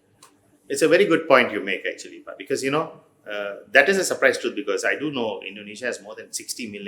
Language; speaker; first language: English; non-native, fluent; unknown